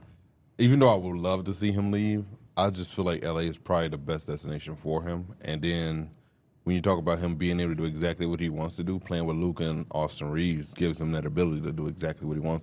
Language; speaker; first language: English; native; English